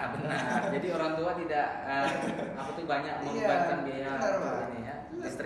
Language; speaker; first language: Indonesian; native; Indonesian